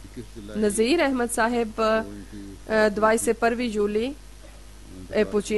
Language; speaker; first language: Bulgarian; non-native, learner; Urdu